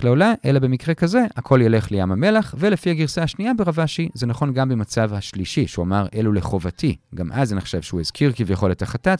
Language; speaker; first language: Hebrew; native; Hebrew